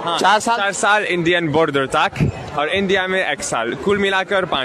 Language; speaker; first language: Hindi; non-native, learner; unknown